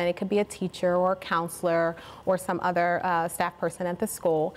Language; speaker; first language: English; native; English